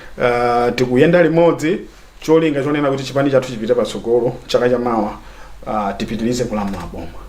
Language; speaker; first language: Nyanja; native; Nyanja